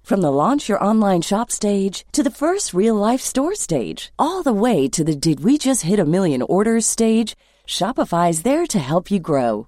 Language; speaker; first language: English; native; English